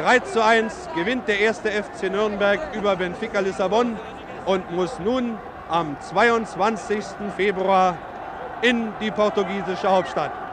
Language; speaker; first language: German; native; German